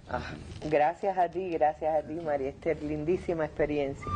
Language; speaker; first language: Spanish; native; Spanish